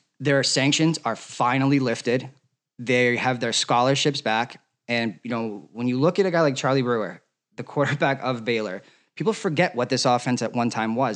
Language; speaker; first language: English; native; English